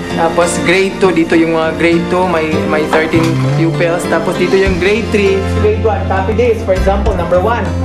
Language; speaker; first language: Filipino; non-native, local second language; Cebuano